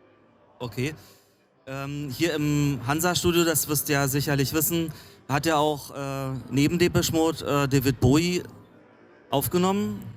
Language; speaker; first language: German; native; German